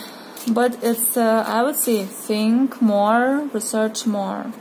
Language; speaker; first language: English; non-native, fluent; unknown